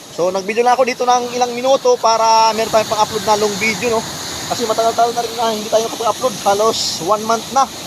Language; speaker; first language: Filipino; non-native, local second language; Masbatenyo